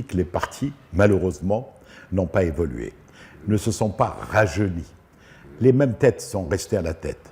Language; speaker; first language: French; non-native, local second language; Arabic